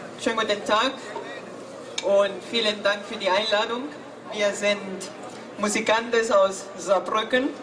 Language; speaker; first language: German; non-native, fluent; Spanish